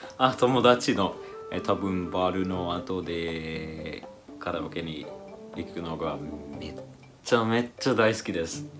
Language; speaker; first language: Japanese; non-native, learner; Finnish